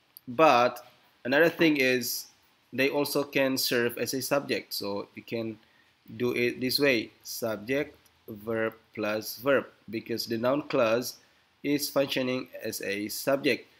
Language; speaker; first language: English; non-native, fluent; Indonesian